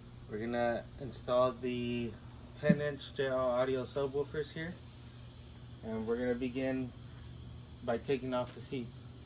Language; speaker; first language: English; early bilingual, other home language; Spanish